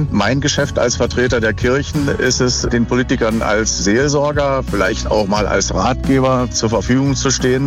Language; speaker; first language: German; native; German